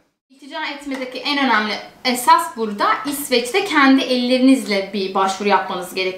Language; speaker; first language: Turkish; native; Turkish